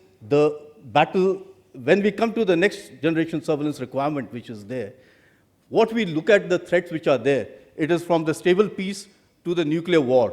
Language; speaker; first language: English; non-native, local second language; Hindi